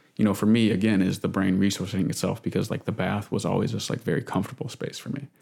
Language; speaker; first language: English; native; English